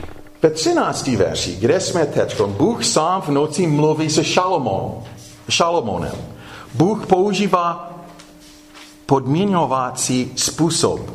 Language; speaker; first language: Czech; non-native, fluent; English